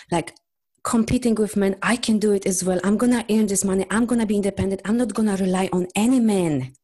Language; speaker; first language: English; non-native, fluent; Polish